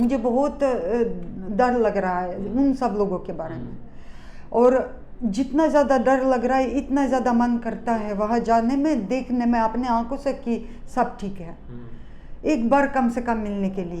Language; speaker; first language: Hindi; non-native, fluent; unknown